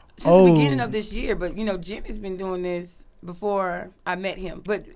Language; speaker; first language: English; native; English